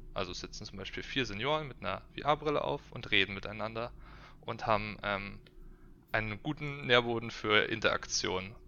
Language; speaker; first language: German; native; German